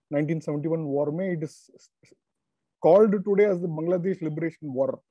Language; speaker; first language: Hindi; non-native, local second language; Tamil